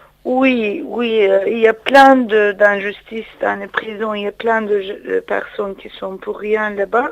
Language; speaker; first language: French; non-native, fluent; Turkish